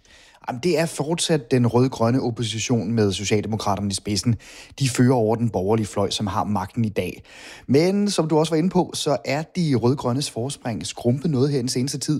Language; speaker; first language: Danish; native; Danish